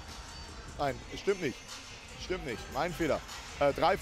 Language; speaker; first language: German; native; German